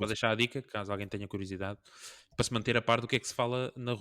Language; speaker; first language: Portuguese; native; Portuguese